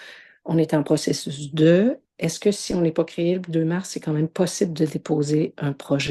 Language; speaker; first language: French; native; French